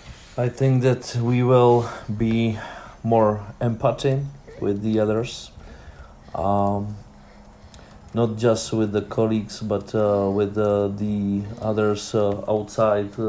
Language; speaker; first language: English; non-native, learner; Czech